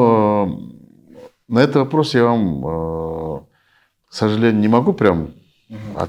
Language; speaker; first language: Russian; non-native, local second language; Kyrgyz